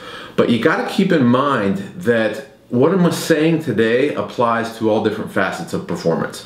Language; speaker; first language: English; native; English